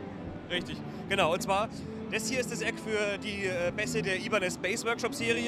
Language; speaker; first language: German; native; German